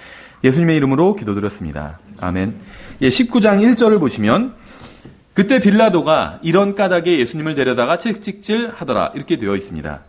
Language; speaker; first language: Korean; native; Korean